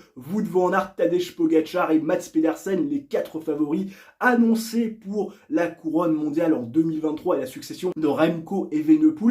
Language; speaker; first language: French; native; French